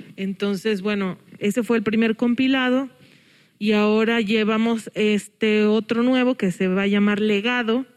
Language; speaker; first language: Spanish; early bilingual, heritage; English